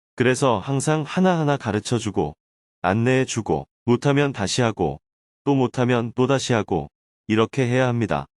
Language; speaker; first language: Korean; native; Korean